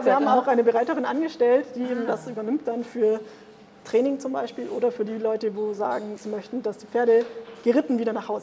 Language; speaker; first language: German; native; German